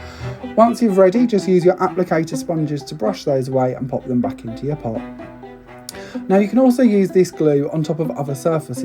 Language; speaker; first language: English; native; English